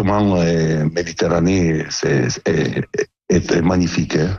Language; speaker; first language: French; non-native, learner; Italian